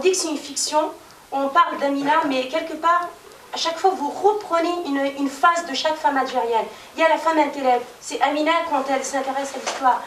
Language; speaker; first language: French; non-native, local second language; Kabyle